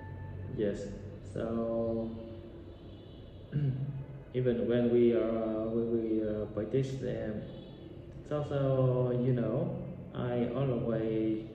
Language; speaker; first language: English; non-native, learner; Vietnamese